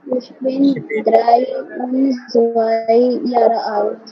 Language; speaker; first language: German; non-native, learner; Bangla